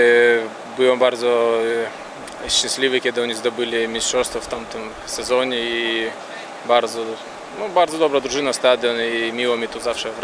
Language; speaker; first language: Polish; non-native, fluent; Latvian